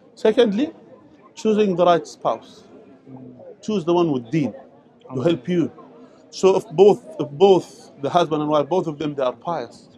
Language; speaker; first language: English; non-native, fluent; Arabic